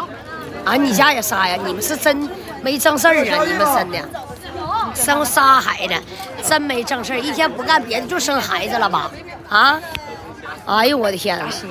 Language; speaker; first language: Chinese; native; Chinese